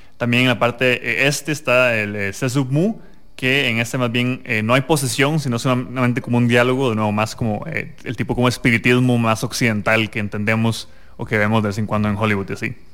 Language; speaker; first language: Spanish; native; Spanish